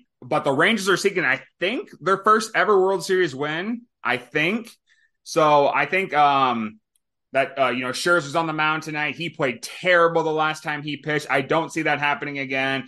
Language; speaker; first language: English; native; English